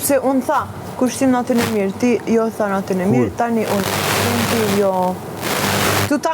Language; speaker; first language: Albanian; non-native, learner; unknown